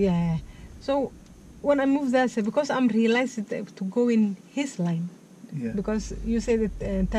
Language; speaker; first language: English; non-native, learner; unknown